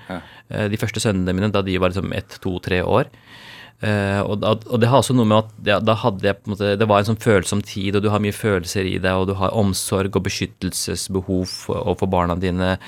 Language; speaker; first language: Norwegian; early bilingual, other home language; Urdu